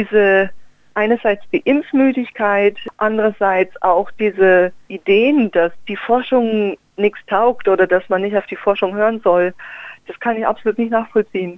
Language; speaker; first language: German; native; German